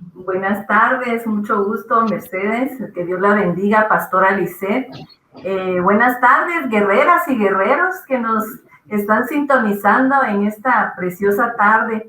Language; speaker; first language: Spanish; native; Spanish